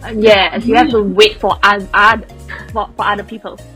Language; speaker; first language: English; non-native, local second language; Chinese